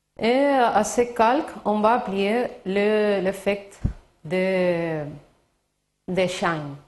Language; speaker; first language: French; non-native, learner; Spanish